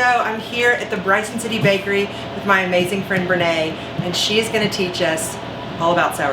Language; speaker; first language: English; native; English